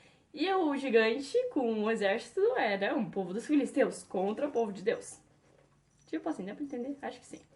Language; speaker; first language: Portuguese; native; Portuguese